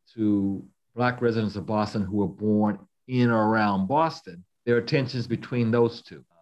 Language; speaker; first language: English; native; English